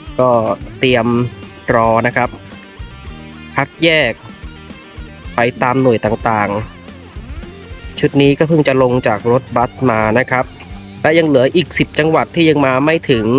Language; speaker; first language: Thai; native; Thai